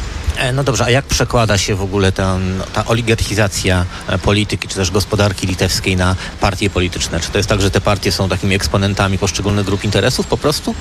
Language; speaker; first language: Polish; native; Polish